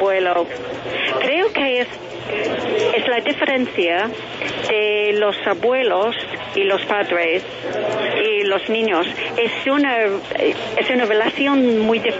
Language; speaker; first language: Spanish; non-native, learner; English